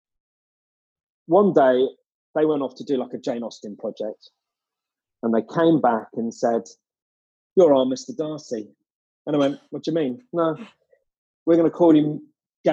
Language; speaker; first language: English; native; English